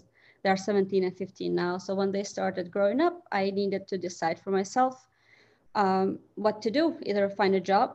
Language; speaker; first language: English; non-native, fluent; Albanian